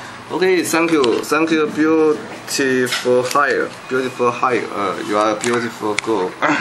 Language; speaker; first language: English; non-native, learner; Chinese